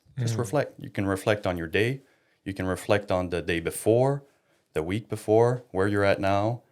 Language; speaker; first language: English; non-native, local second language; French